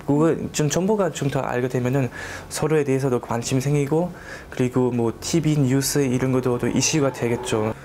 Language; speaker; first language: Korean; early bilingual, heritage; German